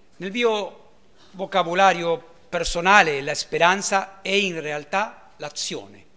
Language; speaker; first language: Italian; early bilingual, heritage; Italian